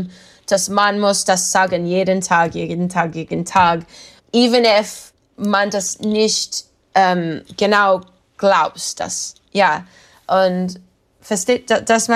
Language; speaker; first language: German; non-native, learner; English